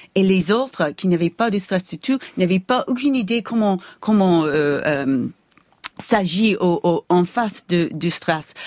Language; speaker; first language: French; non-native, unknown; English